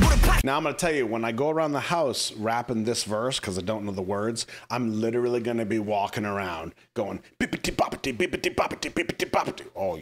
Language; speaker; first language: English; native; English